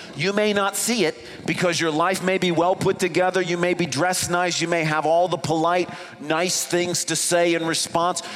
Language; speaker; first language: English; native; English